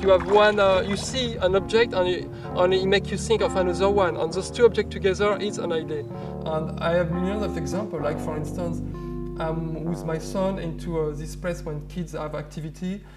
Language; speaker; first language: English; non-native, fluent; French